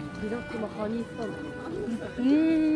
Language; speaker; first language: Japanese; native; Japanese